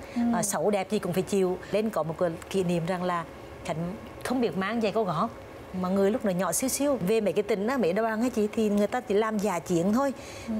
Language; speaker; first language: Vietnamese; native; Vietnamese